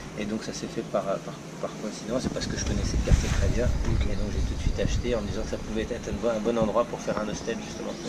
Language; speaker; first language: French; early bilingual, heritage; French